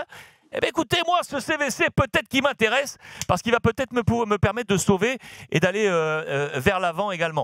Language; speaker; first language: French; native; French